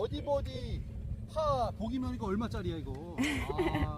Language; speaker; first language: Korean; native; Korean